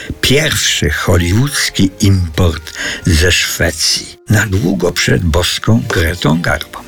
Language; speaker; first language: Polish; native; Polish